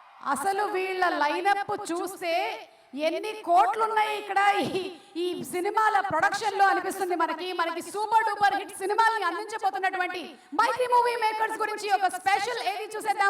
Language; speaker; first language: Telugu; native; Telugu